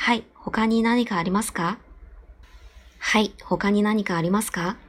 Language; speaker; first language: Japanese; non-native, fluent; Chinese